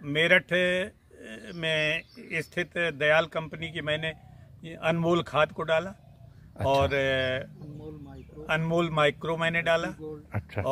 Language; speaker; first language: Hindi; native; Hindi